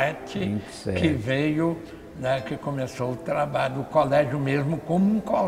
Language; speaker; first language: Portuguese; native; Portuguese